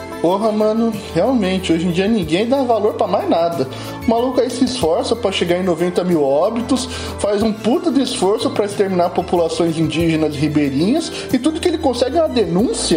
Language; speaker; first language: Portuguese; native; Portuguese